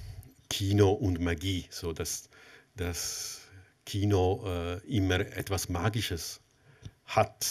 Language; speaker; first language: German; non-native, fluent; Italian